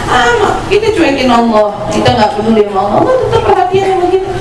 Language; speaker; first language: Indonesian; native; Indonesian